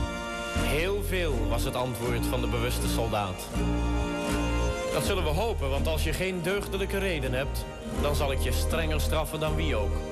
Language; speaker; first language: Dutch; native; Dutch